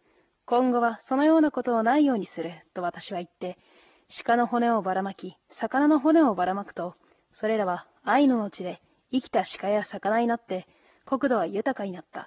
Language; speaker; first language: Japanese; native; Japanese